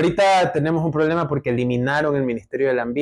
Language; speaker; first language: Spanish; native; Spanish